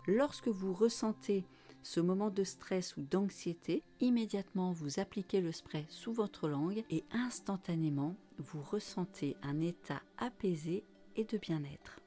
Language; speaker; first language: French; native; French